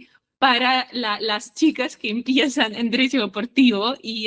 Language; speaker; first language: Spanish; non-native, fluent; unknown